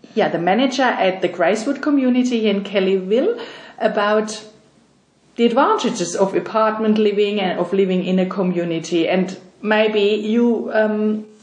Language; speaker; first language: English; non-native, fluent; German